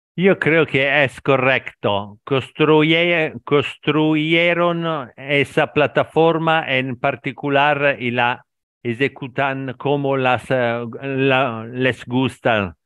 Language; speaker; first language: Spanish; non-native, learner; Italian